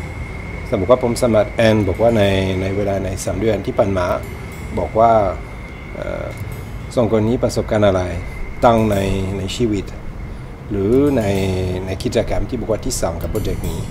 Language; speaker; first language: Thai; non-native, learner; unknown